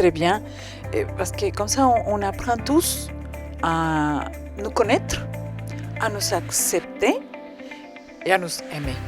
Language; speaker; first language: French; non-native, fluent; Spanish